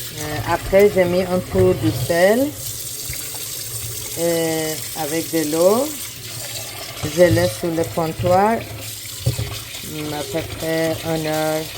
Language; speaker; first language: French; non-native, learner; Persian